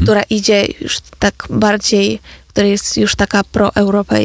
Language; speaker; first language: Polish; non-native, fluent; Ukrainian